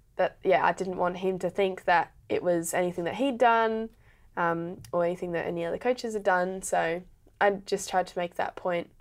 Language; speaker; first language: English; native; English